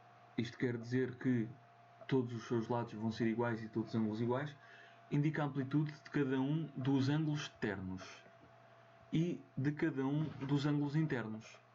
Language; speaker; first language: Portuguese; native; Portuguese